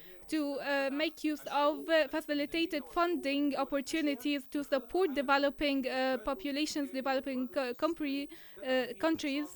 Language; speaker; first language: English; non-native, fluent; Arabic